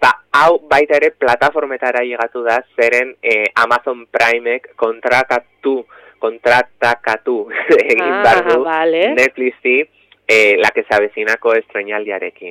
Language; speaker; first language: Basque; native; Basque